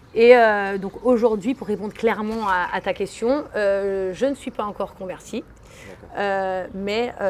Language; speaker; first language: French; early bilingual, other home language; English